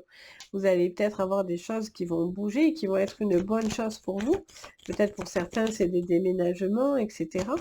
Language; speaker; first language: French; native; French